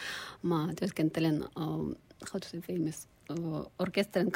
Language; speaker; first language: Finnish; non-native, learner; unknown